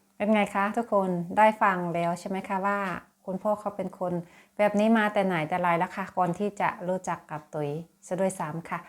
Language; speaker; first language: Thai; native; Thai